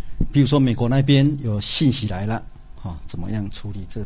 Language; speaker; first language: Chinese; native; Chinese